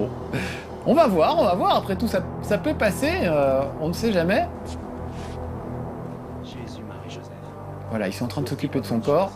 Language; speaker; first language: French; native; French